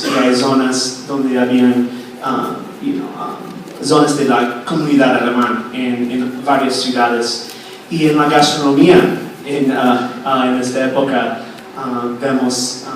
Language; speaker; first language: Spanish; non-native, fluent; English